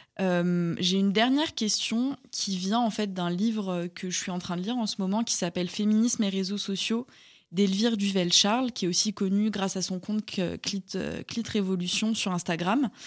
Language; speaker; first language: French; native; French